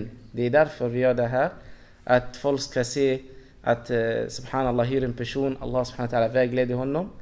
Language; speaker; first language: Swedish; non-native, fluent; Arabic